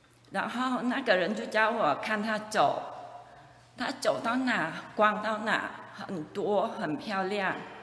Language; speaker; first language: Chinese; non-native, fluent; Vietnamese